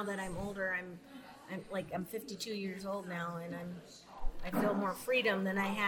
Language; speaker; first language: English; native; English